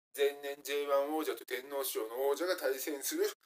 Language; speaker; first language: Japanese; native; Japanese